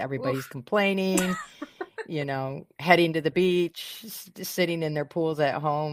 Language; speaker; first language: English; native; English